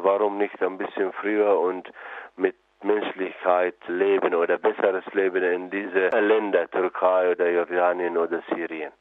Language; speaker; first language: German; non-native, fluent; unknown